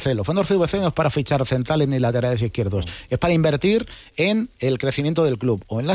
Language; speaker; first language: Spanish; native; Spanish